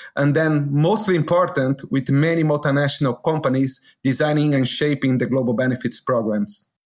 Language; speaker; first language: English; non-native, fluent; Portuguese